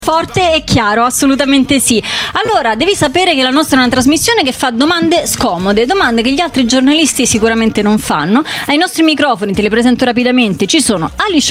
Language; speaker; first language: Italian; native; Italian